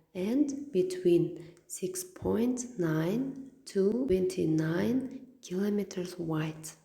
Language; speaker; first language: English; non-native, fluent; Kazakh